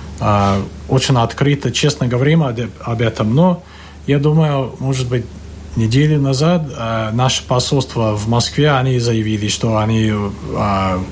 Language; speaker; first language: Russian; non-native, fluent; English